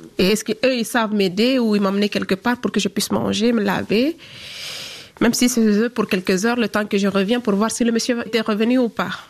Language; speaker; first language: French; non-native, local second language; Fula